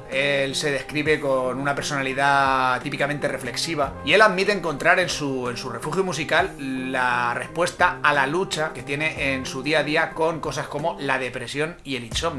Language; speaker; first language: Spanish; native; Spanish